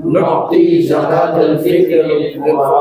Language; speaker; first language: Arabic; non-native, learner; Filipino